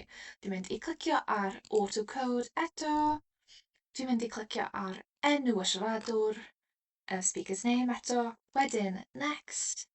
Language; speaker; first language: Welsh; non-native, local second language; English